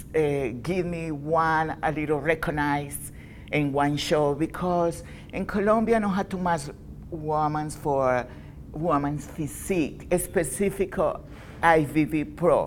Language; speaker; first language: English; non-native, learner; Spanish